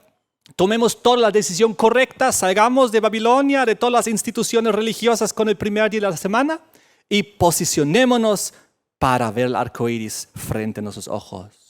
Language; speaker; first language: Spanish; native; Spanish